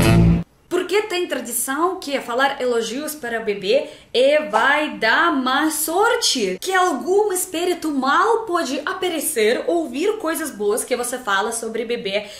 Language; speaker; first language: Portuguese; non-native, fluent; Russian